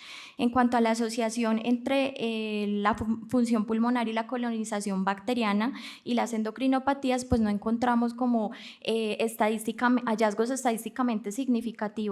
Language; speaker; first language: Spanish; native; Spanish